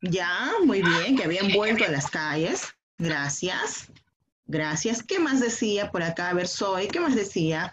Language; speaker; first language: Spanish; native; Spanish